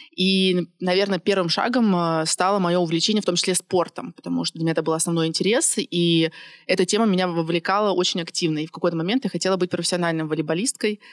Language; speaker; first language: Russian; native; Russian